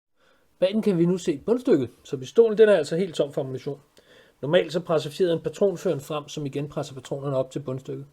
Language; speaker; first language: Danish; native; Danish